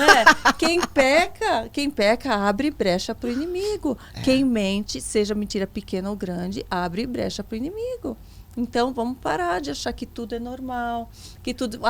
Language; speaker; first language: Portuguese; native; Portuguese